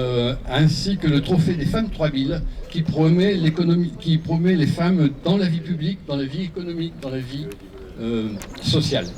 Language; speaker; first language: French; native; French